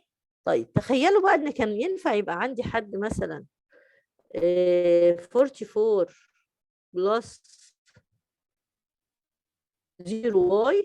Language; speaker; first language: Arabic; native; Arabic